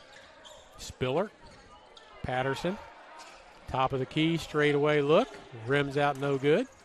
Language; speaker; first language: English; native; English